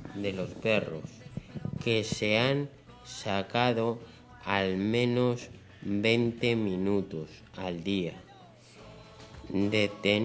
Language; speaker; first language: Spanish; native; Spanish